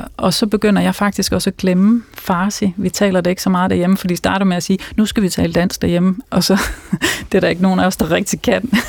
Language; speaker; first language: Danish; early bilingual, other home language; Persian